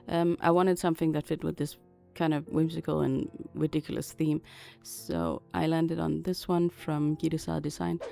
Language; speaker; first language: English; non-native, fluent; Danish